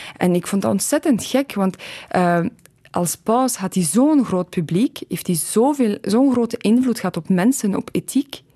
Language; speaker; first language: Dutch; early bilingual, other home language; Polish